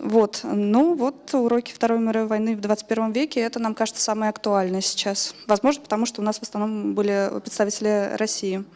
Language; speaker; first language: Russian; native; Russian